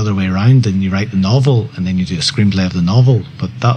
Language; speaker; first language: English; native; English